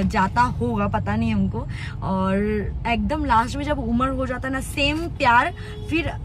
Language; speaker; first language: Hindi; non-native, local second language; Bangla